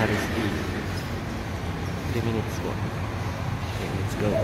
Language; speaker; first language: English; non-native, local second language; Filipino